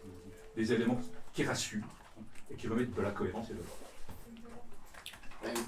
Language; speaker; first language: French; native; French